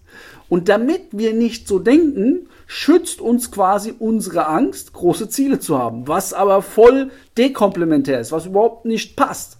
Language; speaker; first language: German; native; German